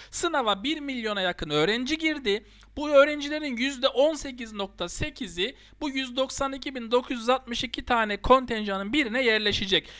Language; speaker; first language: Turkish; native; Turkish